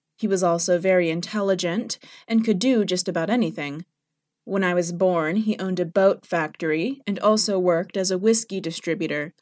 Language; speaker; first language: English; non-native, fluent; Thai